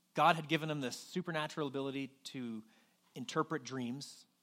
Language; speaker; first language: English; native; English